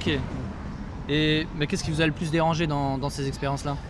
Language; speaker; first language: French; native; French